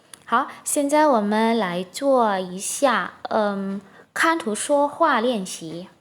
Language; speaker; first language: Chinese; non-native, fluent; Indonesian